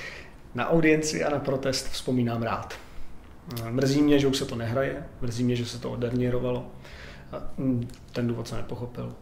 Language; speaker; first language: Czech; native; Czech